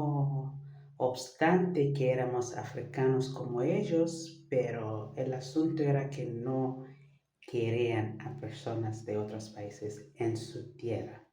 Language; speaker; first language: Spanish; non-native, fluent; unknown